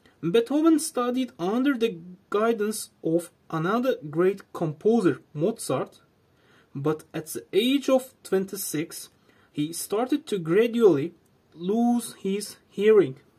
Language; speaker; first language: English; non-native, fluent; Azerbaijani